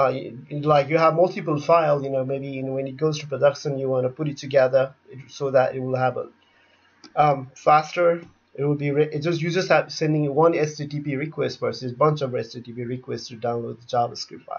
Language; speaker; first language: English; non-native, fluent; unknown